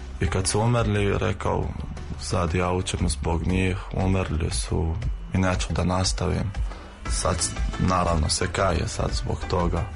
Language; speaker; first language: Serbian; non-native, fluent; Arabic